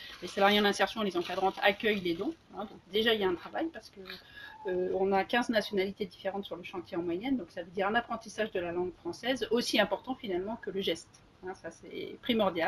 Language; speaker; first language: French; native; French